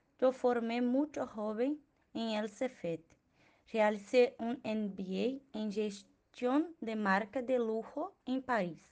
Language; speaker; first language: Portuguese; non-native, learner; Spanish